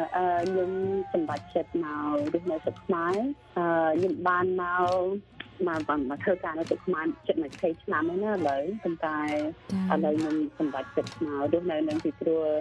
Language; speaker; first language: Khmer; early bilingual, heritage; Khmer